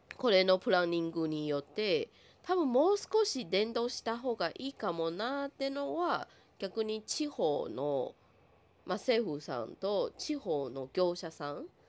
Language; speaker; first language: Japanese; non-native, fluent; Chinese